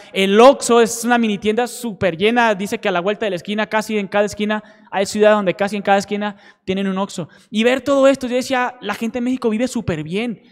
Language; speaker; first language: Spanish; native; Spanish